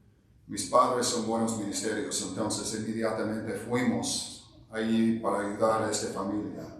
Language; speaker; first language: Spanish; non-native, fluent; English